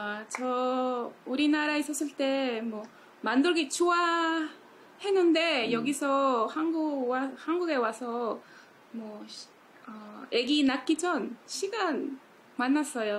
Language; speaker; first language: Korean; non-native, learner; Spanish